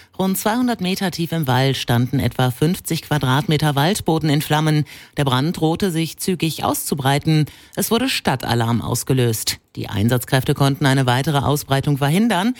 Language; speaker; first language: German; native; German